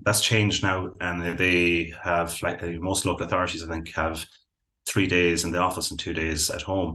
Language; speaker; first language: English; native; English